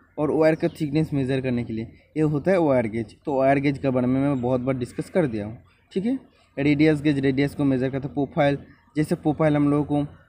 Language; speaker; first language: Hindi; non-native, local second language; Bangla